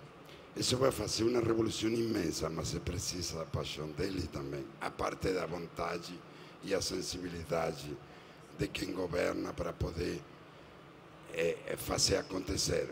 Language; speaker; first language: Portuguese; non-native, fluent; Spanish